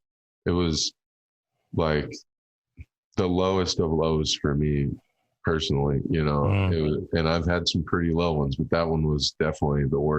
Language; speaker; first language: English; native; English